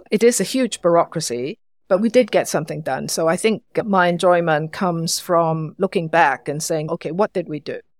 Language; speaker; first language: English; non-native, local second language; Cantonese